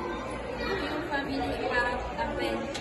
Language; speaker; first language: English; non-native, learner; Spanish